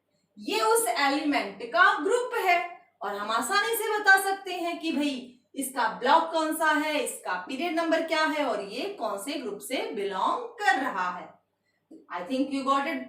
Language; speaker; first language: Hindi; native; Hindi